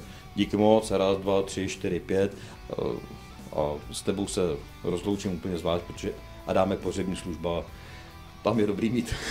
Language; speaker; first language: Czech; native; Czech